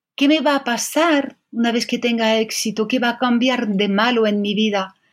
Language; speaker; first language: Spanish; non-native, fluent; French